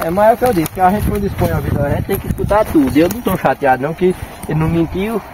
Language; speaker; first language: Portuguese; native; Portuguese